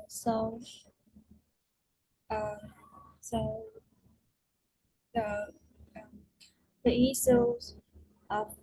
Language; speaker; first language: English; non-native, learner; Vietnamese